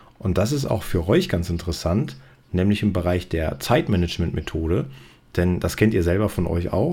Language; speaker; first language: German; native; German